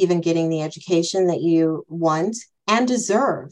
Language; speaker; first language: English; native; English